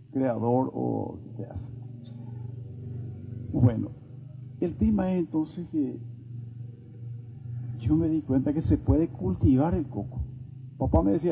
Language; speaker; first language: Spanish; native; Spanish